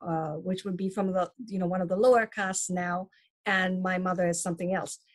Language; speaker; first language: English; non-native, local second language; Tamil